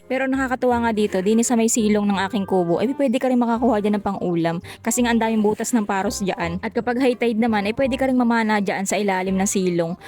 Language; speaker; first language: Filipino; native; Filipino